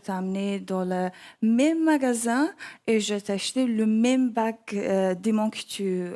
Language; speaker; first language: French; non-native, learner; English